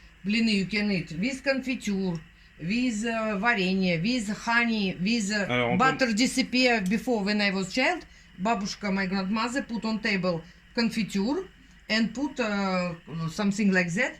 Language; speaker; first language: English; non-native, learner; Russian